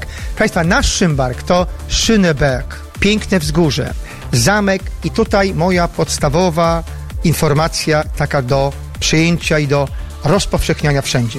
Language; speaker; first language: Polish; native; Polish